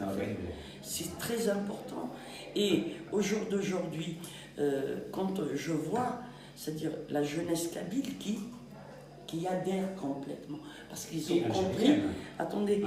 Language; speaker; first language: French; non-native, local second language; Kabyle